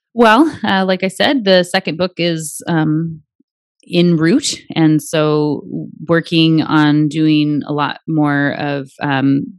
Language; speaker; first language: English; native; English